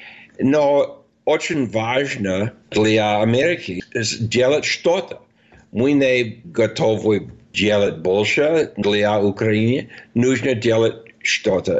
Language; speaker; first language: Russian; non-native, fluent; English